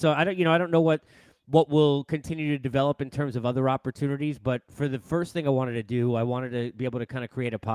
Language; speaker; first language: English; native; English